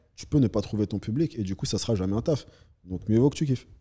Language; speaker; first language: French; native; French